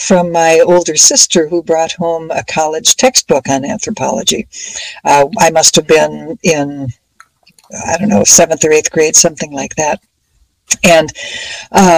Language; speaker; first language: English; native; English